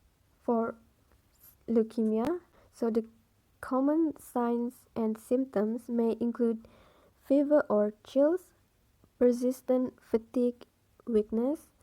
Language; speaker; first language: English; non-native, local second language; Malay